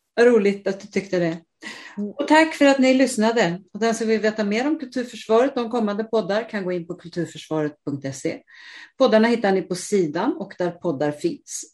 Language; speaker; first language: Swedish; native; Swedish